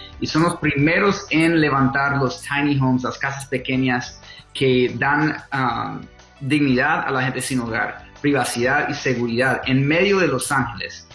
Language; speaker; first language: Spanish; non-native, fluent; English